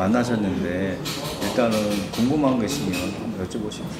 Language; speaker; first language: Korean; native; Korean